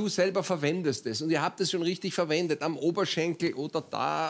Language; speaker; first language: German; native; German